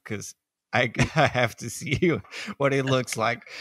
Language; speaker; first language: English; non-native, fluent; Portuguese